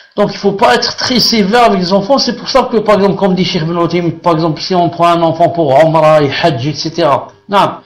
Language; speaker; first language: French; non-native, local second language; Arabic